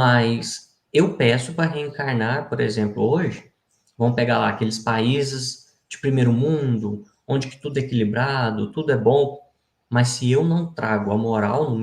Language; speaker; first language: Portuguese; native; Portuguese